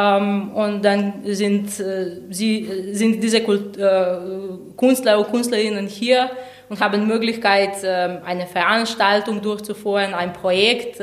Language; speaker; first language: German; non-native, fluent; Slovenian